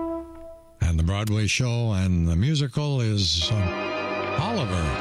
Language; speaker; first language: English; native; English